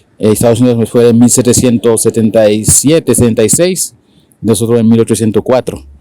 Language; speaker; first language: Spanish; non-native, fluent; Haitian Creole